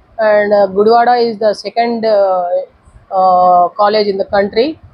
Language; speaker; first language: English; non-native, local second language; Telugu